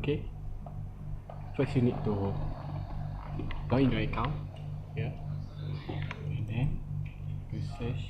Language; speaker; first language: English; non-native, local second language; Malay